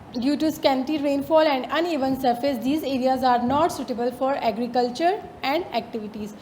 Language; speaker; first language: English; non-native, local second language; Urdu